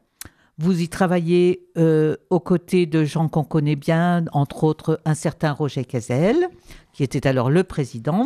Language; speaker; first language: French; native; French